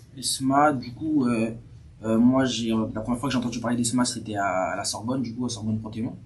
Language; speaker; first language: French; early bilingual, other home language; Kabyle